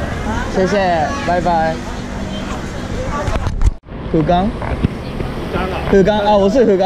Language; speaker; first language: Chinese; non-native, learner; Japanese